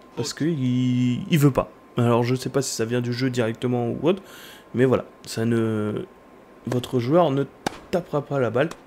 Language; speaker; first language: French; native; French